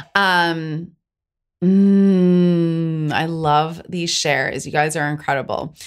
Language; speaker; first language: English; native; English